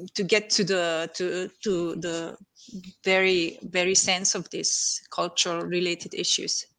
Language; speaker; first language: English; non-native, fluent; Slovenian